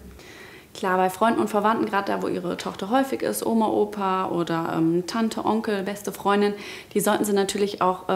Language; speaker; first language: German; native; German